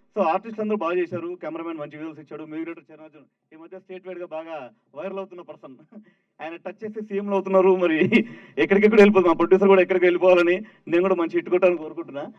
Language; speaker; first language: Telugu; native; Telugu